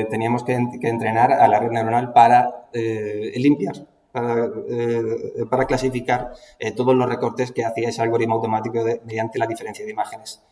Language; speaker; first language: Spanish; native; Spanish